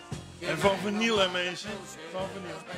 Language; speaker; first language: Dutch; native; Dutch